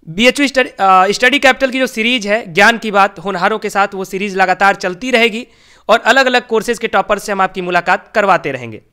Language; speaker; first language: Hindi; native; Hindi